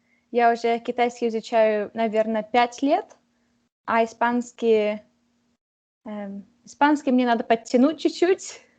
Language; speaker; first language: Russian; early bilingual, heritage; Russian